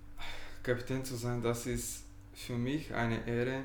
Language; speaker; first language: German; non-native, fluent; Bulgarian